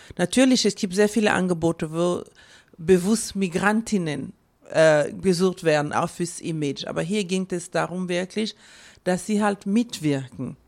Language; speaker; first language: German; non-native, fluent; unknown